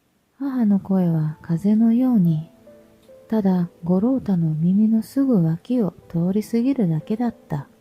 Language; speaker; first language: Japanese; native; Japanese